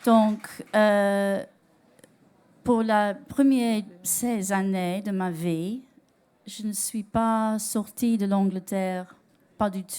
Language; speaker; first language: French; non-native, learner; English